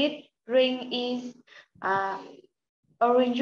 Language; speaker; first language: English; non-native, learner; Vietnamese